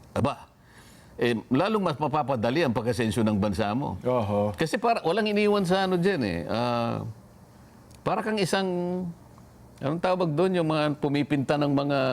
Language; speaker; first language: Filipino; native; Filipino